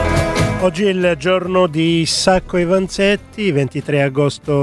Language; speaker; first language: Italian; native; Italian